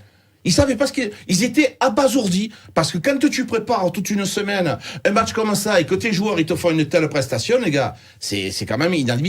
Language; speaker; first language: French; native; French